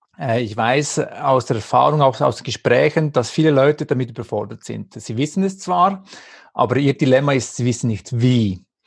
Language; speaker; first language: German; early bilingual, other home language; Greek